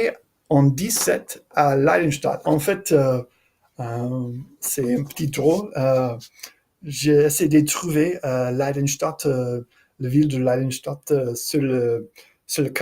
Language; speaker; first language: French; non-native, learner; English